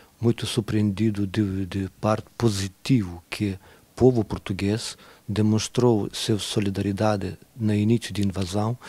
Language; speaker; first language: Portuguese; non-native, learner; Ukrainian